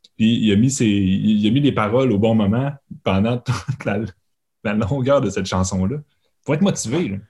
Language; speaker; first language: French; native; French